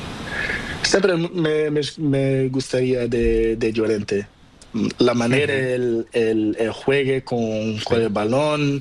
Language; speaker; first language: Spanish; non-native, learner; Portuguese